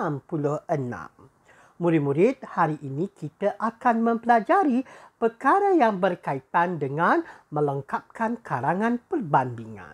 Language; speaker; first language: Malay; native; Malay